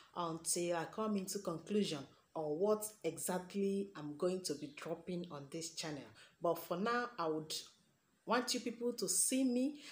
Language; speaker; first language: English; non-native, local second language; Igbo